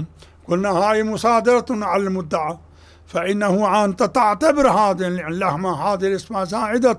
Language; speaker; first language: Arabic; non-native, fluent; Urdu